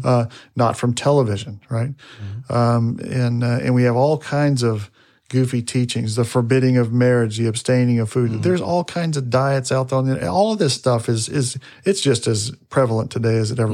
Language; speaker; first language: English; native; English